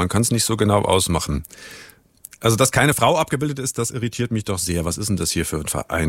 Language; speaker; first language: German; native; German